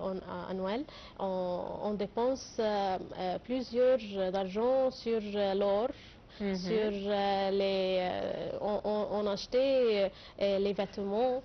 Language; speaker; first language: French; non-native, fluent; Arabic